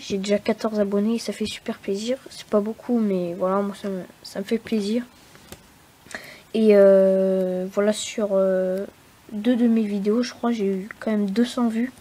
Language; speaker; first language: French; native; French